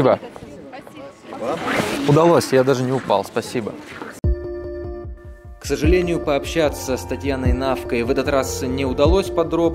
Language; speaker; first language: Russian; native; Russian